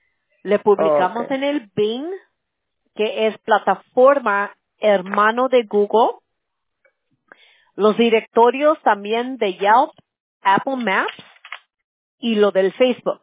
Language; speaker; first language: Spanish; early bilingual, heritage; Spanish